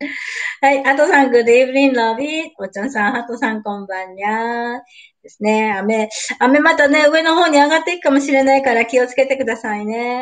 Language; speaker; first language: Japanese; native; Japanese